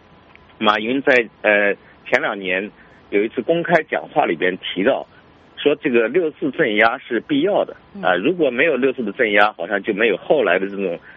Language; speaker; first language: Chinese; native; Chinese